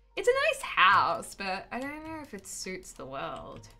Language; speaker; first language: English; native; English